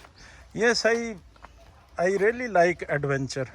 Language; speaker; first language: English; non-native, learner; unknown